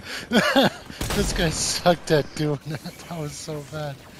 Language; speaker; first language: English; early bilingual, other home language; Spanish